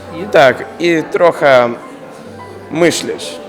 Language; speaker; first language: Polish; non-native, learner; Ukrainian